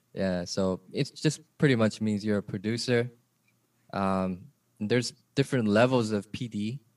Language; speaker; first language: English; early bilingual, other home language; Korean